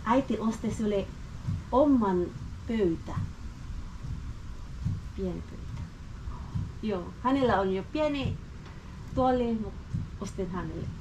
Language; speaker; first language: Finnish; non-native, learner; Filipino